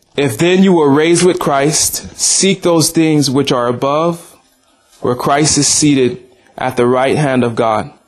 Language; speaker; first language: English; native; English